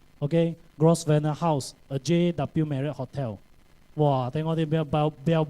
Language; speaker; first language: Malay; non-native, local second language; Chinese